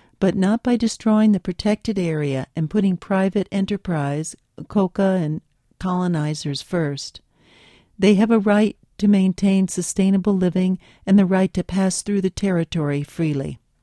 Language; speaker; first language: English; native; English